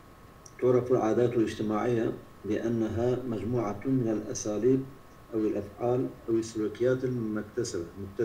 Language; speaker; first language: Arabic; non-native, learner; Turkish